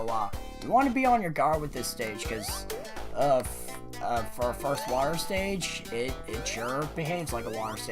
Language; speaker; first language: English; native; English